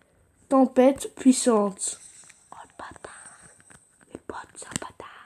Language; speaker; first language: French; native; French